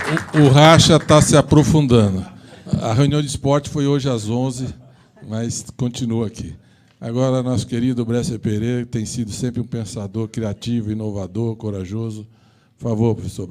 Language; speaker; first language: Portuguese; native; Portuguese